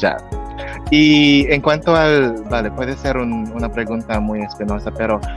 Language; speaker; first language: Spanish; non-native, fluent; Filipino